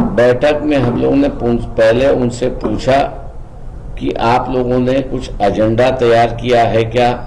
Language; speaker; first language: Hindi; non-native, local second language; Marathi